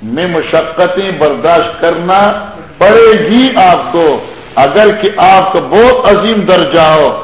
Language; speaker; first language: Urdu; non-native, local second language; Pashto